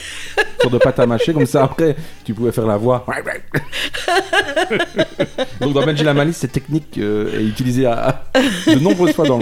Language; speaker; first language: French; native; French